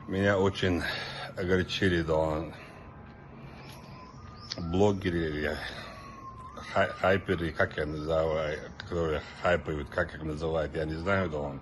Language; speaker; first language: Russian; non-native, local second language; Chechen